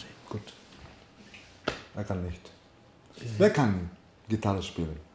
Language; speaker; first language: German; non-native, learner; Spanish